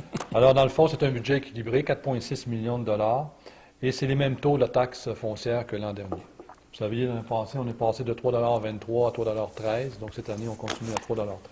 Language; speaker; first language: French; native; French